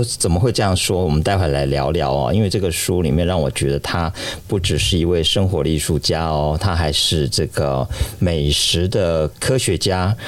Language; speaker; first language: Chinese; native; Chinese